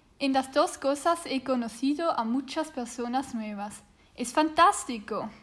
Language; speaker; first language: Spanish; non-native, learner; Swiss German